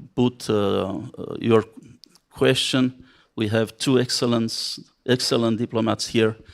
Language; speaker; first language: English; non-native, fluent; Romanian